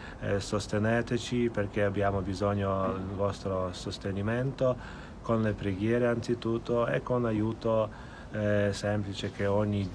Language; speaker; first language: Italian; non-native, fluent; Ukrainian